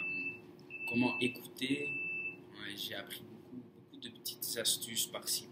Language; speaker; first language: French; non-native, fluent; English